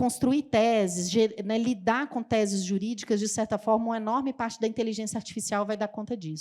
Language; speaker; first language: Portuguese; native; Portuguese